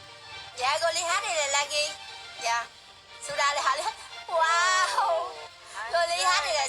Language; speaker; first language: Indonesian; non-native, learner; Vietnamese